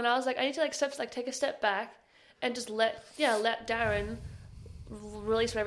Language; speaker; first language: English; native; English